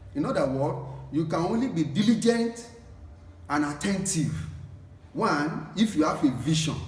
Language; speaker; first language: English; non-native, local second language; Yoruba